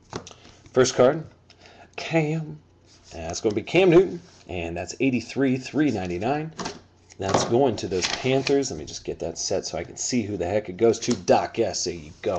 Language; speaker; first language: English; native; English